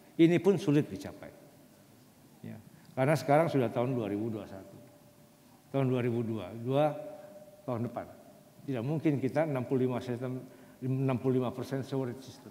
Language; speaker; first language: Indonesian; native; Indonesian